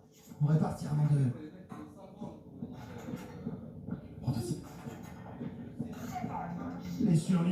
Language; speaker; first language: French; native; French